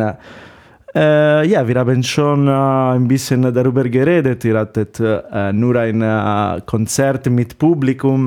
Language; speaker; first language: German; non-native, learner; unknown